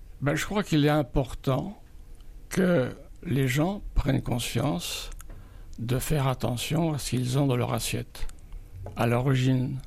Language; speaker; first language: French; native; French